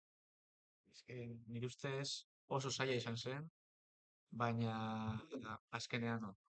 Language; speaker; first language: Basque; non-native, local second language; Spanish